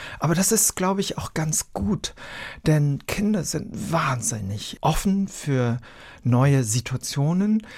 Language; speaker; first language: German; early bilingual, other home language; Vietnamese